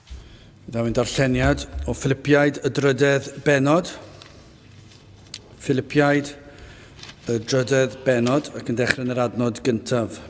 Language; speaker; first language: Welsh; native; Welsh